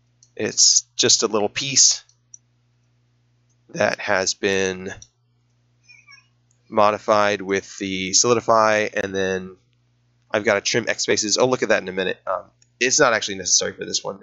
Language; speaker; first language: English; native; English